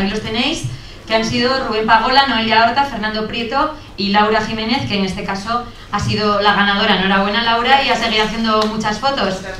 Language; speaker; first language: Spanish; native; Spanish